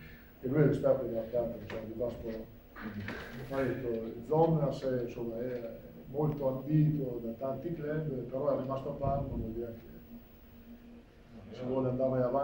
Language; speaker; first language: Italian; native; Italian